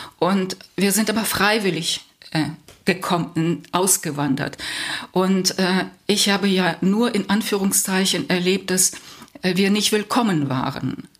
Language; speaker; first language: German; early bilingual, heritage; Plautdietsch